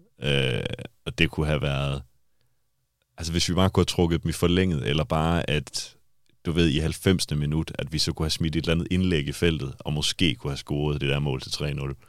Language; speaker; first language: Danish; native; Danish